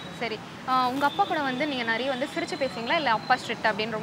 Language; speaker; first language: Tamil; native; Tamil